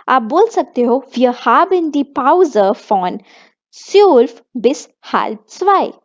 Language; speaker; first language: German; non-native, fluent; Hindi